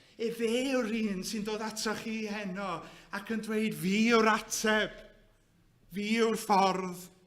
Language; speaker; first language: Welsh; native; Welsh